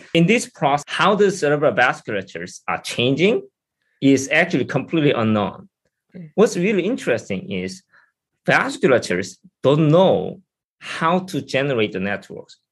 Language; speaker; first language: English; non-native, fluent; Korean